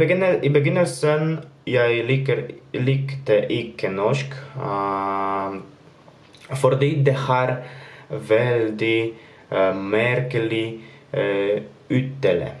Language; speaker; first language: Norwegian; non-native, learner; Polish